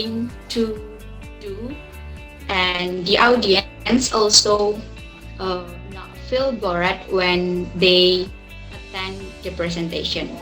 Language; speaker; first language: English; non-native, learner; Indonesian